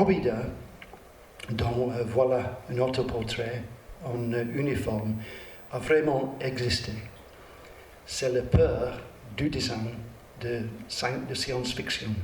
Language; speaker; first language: French; non-native, learner; English